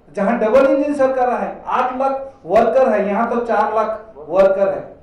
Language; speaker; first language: Hindi; non-native, local second language; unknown